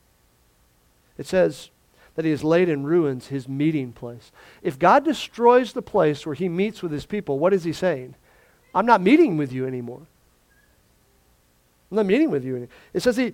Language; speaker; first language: English; native; English